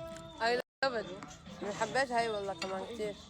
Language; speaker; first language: Arabic; native; Arabic